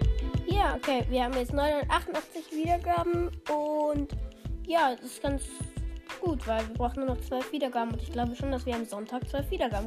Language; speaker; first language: German; native; German